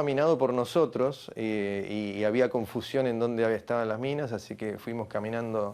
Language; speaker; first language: Spanish; native; Spanish